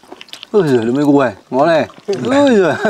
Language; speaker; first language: Vietnamese; native; Vietnamese